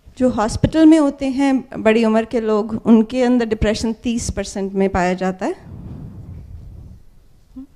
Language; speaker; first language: Hindi; native; Hindi